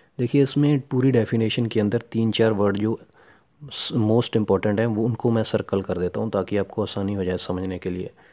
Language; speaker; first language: Hindi; non-native, local second language; Punjabi